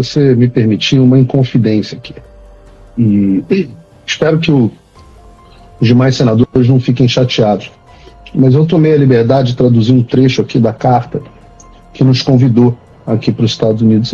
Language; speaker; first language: Portuguese; native; Portuguese